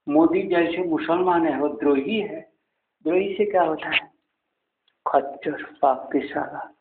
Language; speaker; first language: Hindi; non-native, local second language; Bangla